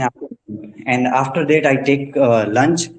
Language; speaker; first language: English; non-native, learner; Hindi